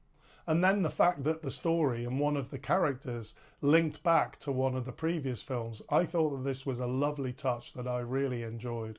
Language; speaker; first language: English; native; English